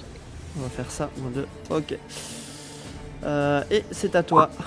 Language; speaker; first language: French; native; French